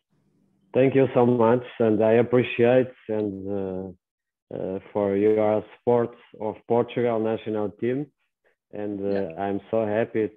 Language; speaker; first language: English; non-native, learner; Portuguese